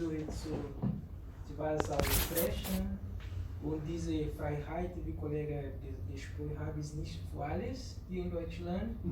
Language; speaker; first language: German; non-native, learner; Portuguese